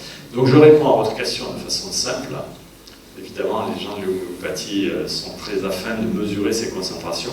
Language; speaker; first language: French; native; French